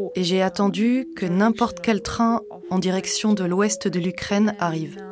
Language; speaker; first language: French; non-native, fluent; Ukrainian